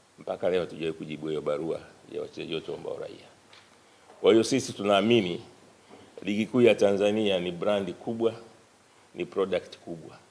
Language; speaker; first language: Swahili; native; Swahili